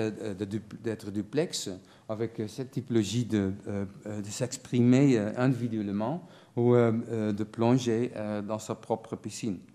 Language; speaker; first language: French; non-native, fluent; Dutch